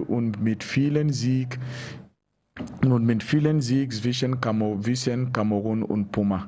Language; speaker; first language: German; non-native, learner; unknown